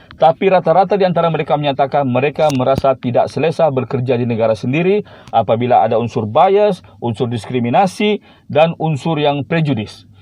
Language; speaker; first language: Malay; native; Malay